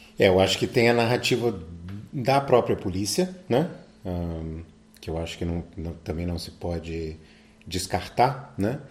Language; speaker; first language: Portuguese; native; Portuguese